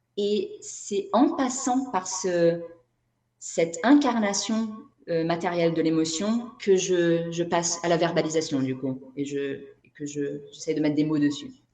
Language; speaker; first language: French; non-native, fluent; Portuguese